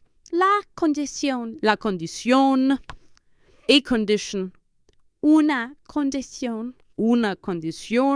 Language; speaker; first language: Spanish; non-native, fluent; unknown